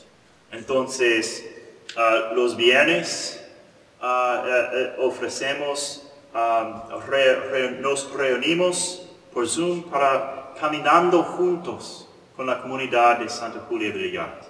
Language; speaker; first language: Spanish; non-native, learner; English